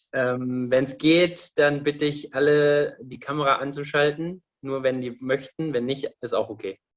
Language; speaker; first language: German; non-native, fluent; Indonesian